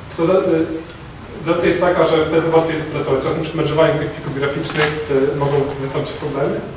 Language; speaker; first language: Polish; native; Polish